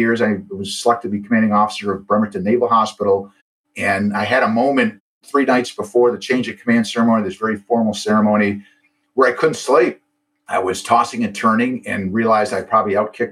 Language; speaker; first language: English; native; English